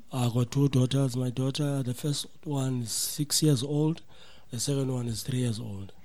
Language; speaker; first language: English; non-native, local second language; Xhosa